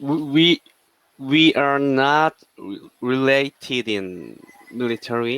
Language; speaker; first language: English; non-native, learner; Korean